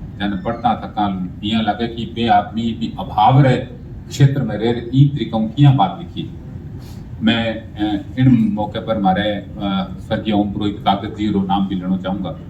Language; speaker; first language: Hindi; non-native, local second language; Punjabi